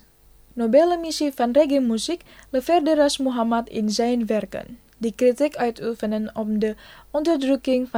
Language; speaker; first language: Dutch; non-native, fluent; Indonesian